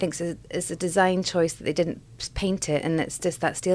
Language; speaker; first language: English; native; English